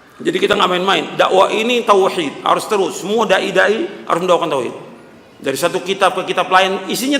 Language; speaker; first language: Indonesian; native; Indonesian